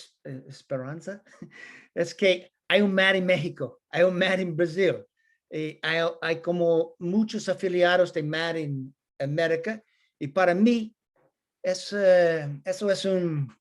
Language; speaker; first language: Spanish; non-native, learner; English